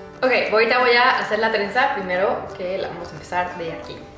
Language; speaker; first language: Spanish; native; Spanish